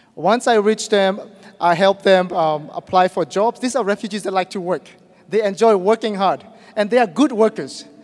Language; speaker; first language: English; non-native, fluent; Burmese